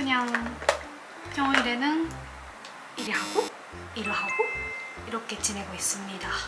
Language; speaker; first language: Korean; non-native, learner; Japanese